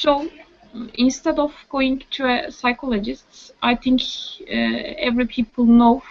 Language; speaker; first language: English; non-native, learner; Turkish